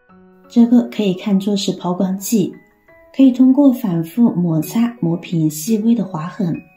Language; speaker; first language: Chinese; native; Chinese